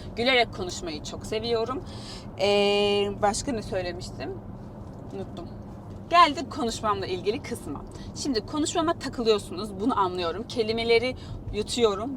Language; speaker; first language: Turkish; native; Turkish